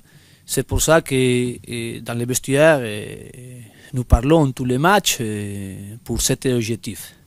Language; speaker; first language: French; non-native, fluent; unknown